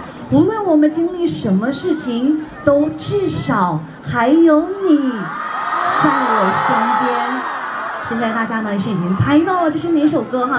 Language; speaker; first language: Chinese; native; Chinese